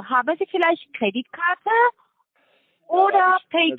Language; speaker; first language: German; non-native, learner; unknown